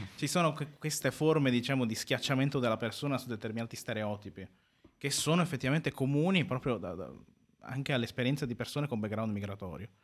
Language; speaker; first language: Italian; native; Italian